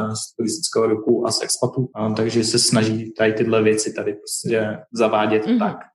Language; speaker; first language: Czech; native; Czech